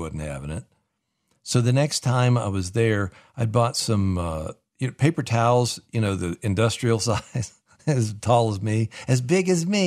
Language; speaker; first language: English; native; English